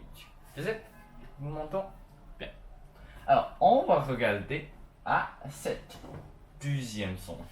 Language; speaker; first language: French; non-native, learner; Chinese